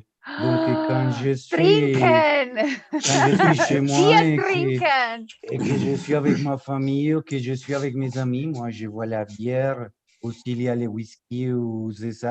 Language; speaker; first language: French; non-native, fluent; Spanish